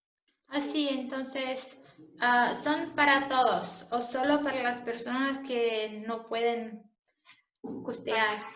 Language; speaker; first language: Spanish; non-native, learner; Portuguese